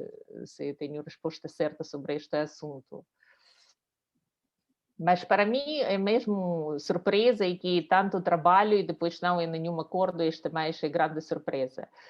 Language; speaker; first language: Portuguese; non-native, fluent; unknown